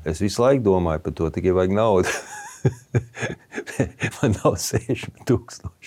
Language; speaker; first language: Latvian; early bilingual, heritage; Latvian